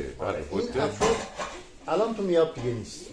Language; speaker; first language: Persian; non-native, local second language; Azerbaijani